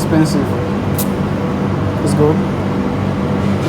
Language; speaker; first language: English; non-native, learner; French